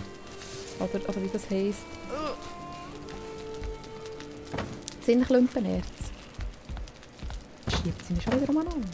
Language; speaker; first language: German; native; German